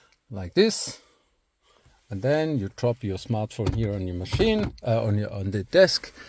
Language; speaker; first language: English; non-native, fluent; German